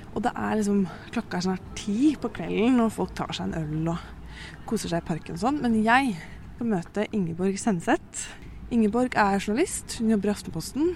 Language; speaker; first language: Norwegian; native; Norwegian